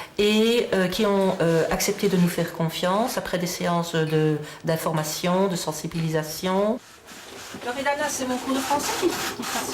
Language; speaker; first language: French; native; French